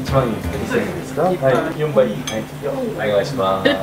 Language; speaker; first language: Japanese; non-native, learner; Korean